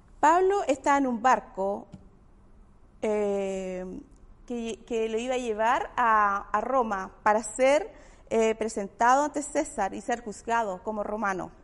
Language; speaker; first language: Spanish; native; Spanish